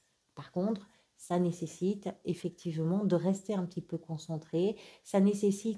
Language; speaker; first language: French; native; French